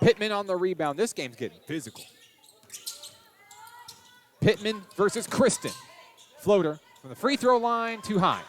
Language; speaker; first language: English; native; English